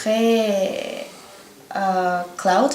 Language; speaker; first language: French; non-native, learner; Bulgarian